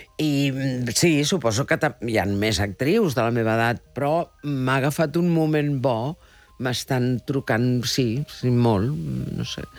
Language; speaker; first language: Catalan; early bilingual, heritage; Catalan